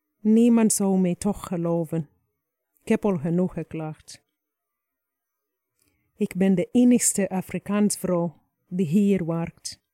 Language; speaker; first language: Dutch; non-native, fluent; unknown